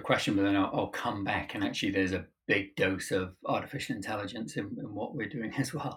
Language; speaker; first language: English; native; English